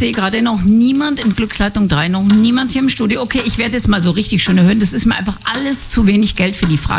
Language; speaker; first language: German; native; German